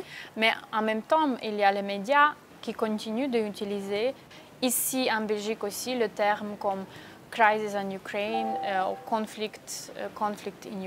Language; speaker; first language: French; non-native, fluent; Ukrainian